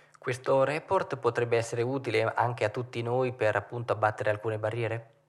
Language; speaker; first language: Italian; native; Italian